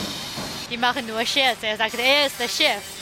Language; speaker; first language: German; non-native, learner; Chinese